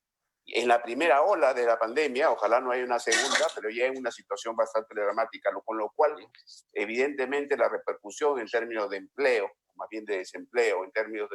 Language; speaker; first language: Spanish; native; Spanish